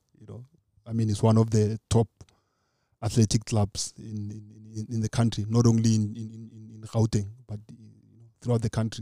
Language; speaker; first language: English; non-native, local second language; Northern Sotho